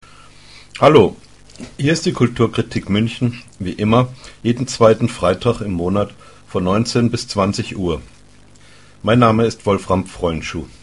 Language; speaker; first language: German; native; German